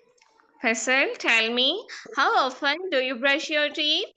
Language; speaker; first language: English; non-native, fluent; Urdu